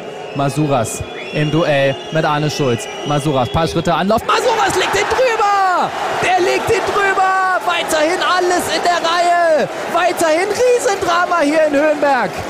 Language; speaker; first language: German; native; German